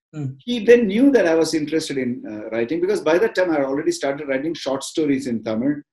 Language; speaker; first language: English; non-native, local second language; Tamil